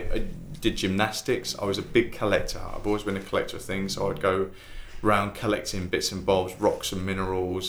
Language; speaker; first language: English; native; English